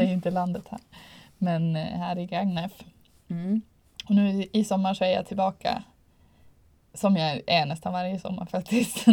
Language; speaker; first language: Swedish; native; Swedish